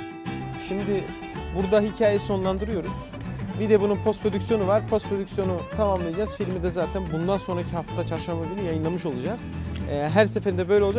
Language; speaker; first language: Turkish; native; Turkish